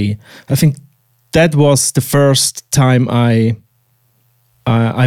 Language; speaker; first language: English; non-native, fluent; Swiss German